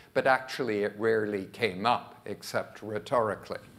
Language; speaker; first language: English; early bilingual, other home language; French